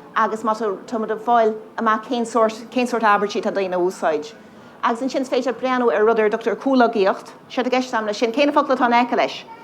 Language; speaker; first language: Irish; native; Irish